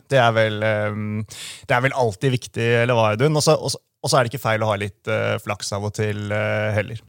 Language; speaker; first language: Norwegian; native; Norwegian